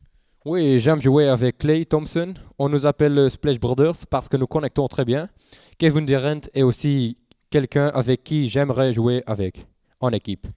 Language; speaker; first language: French; non-native, local second language; Dutch